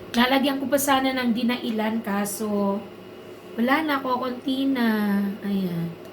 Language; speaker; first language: Filipino; non-native, local second language; Bikol